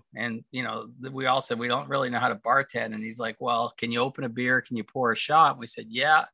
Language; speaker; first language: English; native; English